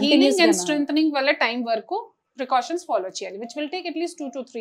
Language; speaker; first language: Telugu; non-native, fluent; Hindi